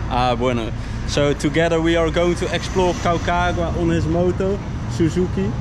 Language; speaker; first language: English; non-native, fluent; Dutch